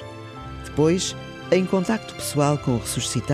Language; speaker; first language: Portuguese; native; Portuguese